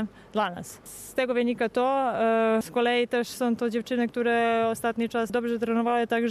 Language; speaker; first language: Polish; non-native, fluent; Serbian